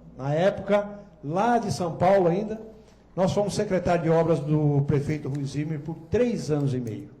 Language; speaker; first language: Portuguese; native; Portuguese